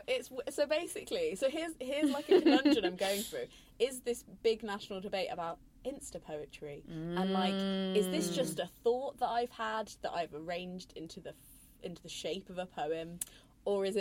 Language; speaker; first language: English; native; English